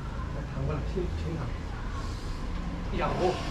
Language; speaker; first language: Chinese; native; Chinese